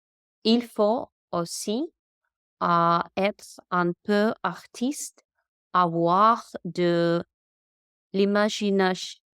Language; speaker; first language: French; non-native, learner; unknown